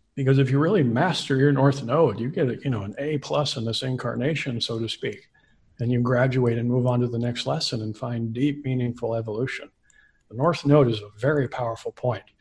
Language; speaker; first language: English; native; English